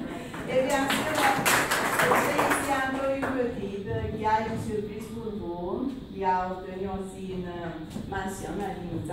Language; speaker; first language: French; non-native, fluent; Romanian